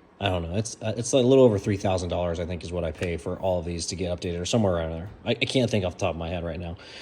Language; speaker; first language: English; native; English